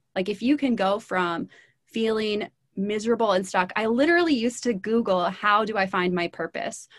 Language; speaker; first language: English; native; English